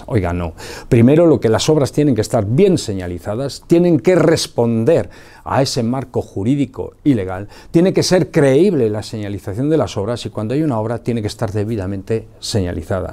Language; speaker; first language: Spanish; native; Spanish